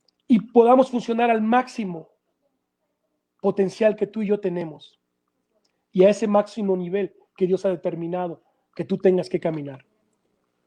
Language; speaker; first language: Spanish; native; Spanish